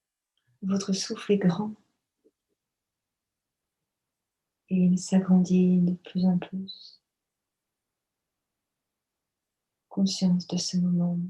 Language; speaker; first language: French; native; French